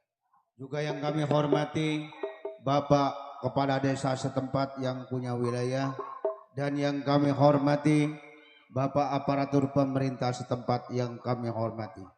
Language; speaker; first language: Malay; native; Malay